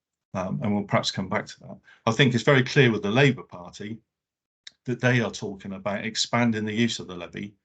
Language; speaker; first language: English; native; English